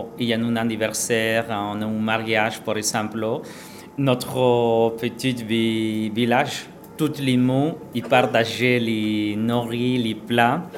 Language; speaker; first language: French; non-native, learner; Spanish